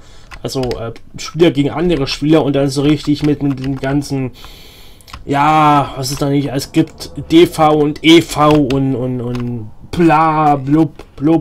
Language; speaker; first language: German; native; German